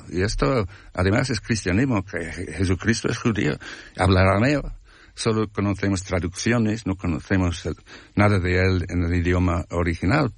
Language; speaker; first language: Spanish; non-native, fluent; English